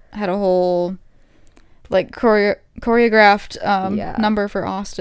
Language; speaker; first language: English; native; English